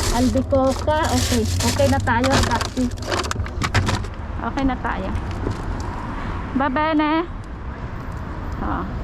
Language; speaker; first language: Filipino; native; Filipino